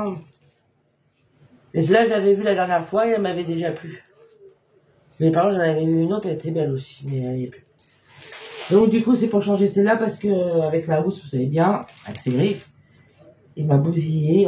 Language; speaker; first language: French; native; French